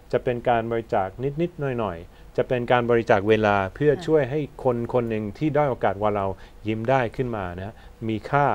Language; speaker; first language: Thai; early bilingual, other home language; Swedish